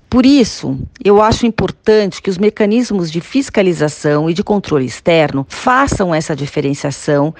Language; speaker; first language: Portuguese; native; Portuguese